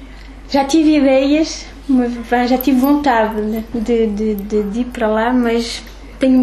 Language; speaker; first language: Portuguese; early bilingual, heritage; French